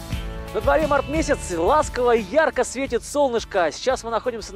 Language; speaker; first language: Russian; native; Russian